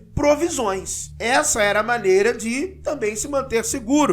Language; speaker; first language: Portuguese; native; Portuguese